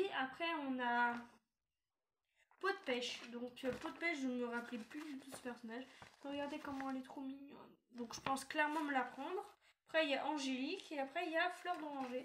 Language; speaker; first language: French; native; French